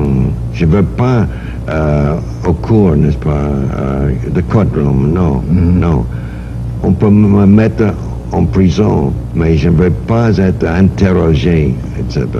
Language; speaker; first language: French; non-native, fluent; English